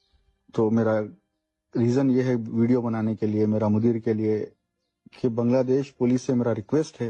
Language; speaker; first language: Hindi; non-native, learner; Bangla